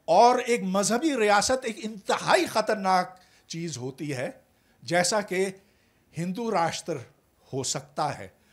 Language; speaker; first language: Urdu; native; Urdu